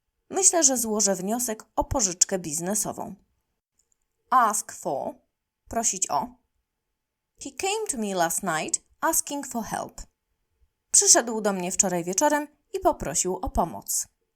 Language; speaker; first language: Polish; native; Polish